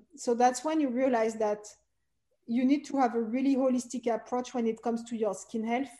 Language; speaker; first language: English; non-native, fluent; French